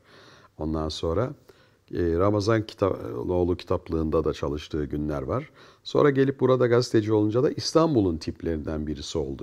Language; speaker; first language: Turkish; native; Turkish